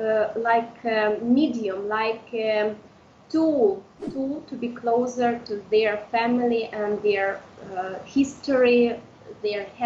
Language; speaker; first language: English; non-native, fluent; Udmurt